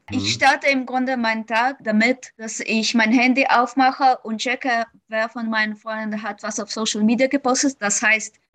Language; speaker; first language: German; non-native, fluent; Ukrainian